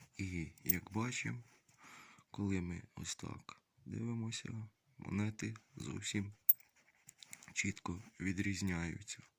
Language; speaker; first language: Ukrainian; native; Ukrainian